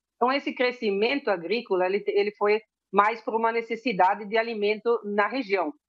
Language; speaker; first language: Portuguese; early bilingual, heritage; Spanish